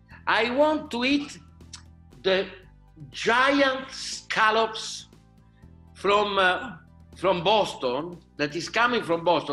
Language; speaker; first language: English; non-native, learner; Italian